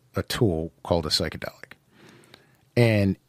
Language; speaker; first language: English; native; English